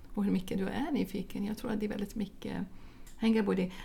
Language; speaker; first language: Swedish; non-native, fluent; Arabic